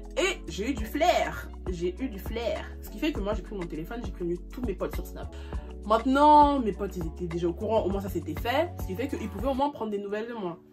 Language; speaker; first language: French; early bilingual, other home language; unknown